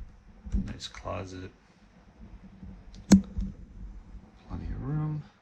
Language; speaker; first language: English; native; English